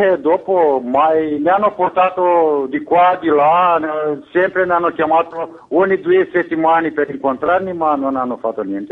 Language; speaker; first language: Italian; non-native, fluent; Romanian